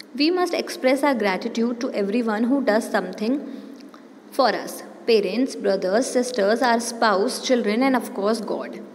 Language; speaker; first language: English; non-native, local second language; Hindi